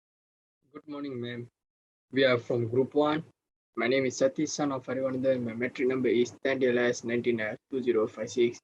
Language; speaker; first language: English; non-native, local second language; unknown